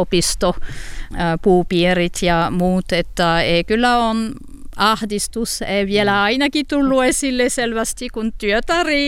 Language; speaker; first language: Finnish; non-native, learner; French